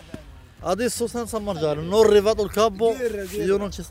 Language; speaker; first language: Italian; non-native, learner; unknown